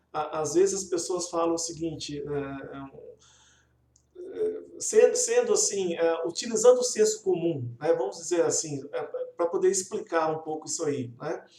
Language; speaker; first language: Portuguese; native; Portuguese